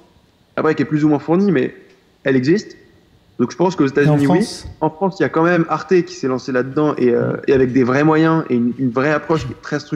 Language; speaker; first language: French; native; French